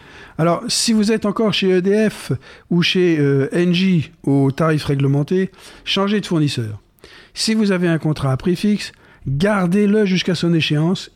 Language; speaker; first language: French; native; French